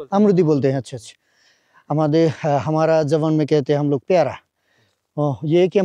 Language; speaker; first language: Hindi; non-native, fluent; Bangla